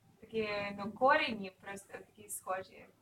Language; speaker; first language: Ukrainian; early bilingual, other home language; English